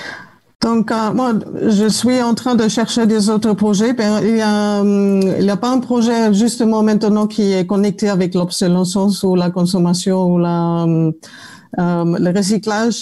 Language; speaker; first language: French; non-native, fluent; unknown